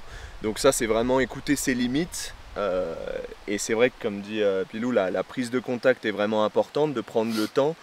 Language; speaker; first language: French; native; French